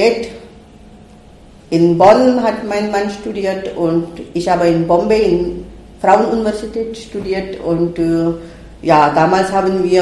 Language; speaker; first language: German; non-native, fluent; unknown